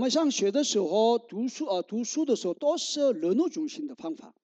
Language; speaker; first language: Chinese; non-native, learner; Korean